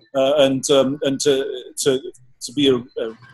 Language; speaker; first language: English; native; English